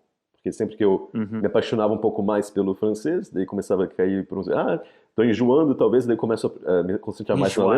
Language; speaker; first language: Portuguese; native; Portuguese